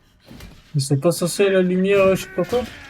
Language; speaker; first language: French; native; French